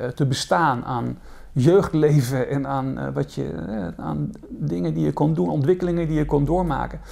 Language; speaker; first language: Dutch; native; Dutch